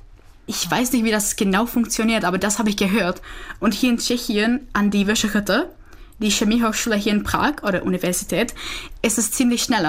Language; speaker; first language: German; non-native, fluent; Czech